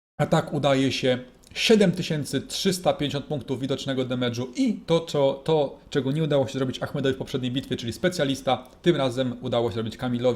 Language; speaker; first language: Polish; native; Polish